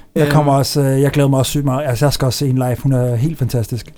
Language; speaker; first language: Danish; native; Danish